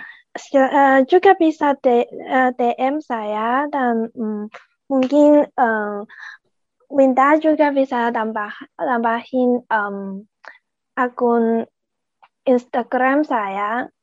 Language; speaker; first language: Indonesian; non-native, learner; Chinese